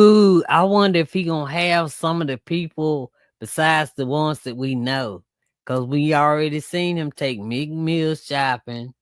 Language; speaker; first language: English; native; English